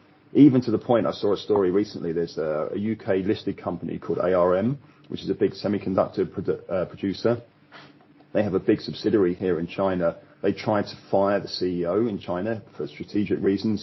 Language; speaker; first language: English; native; English